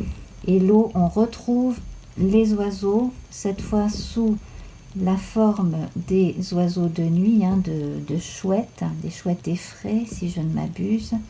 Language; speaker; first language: French; native; French